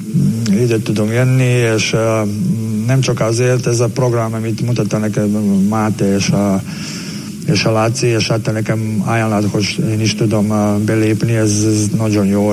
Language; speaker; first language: Hungarian; non-native, learner; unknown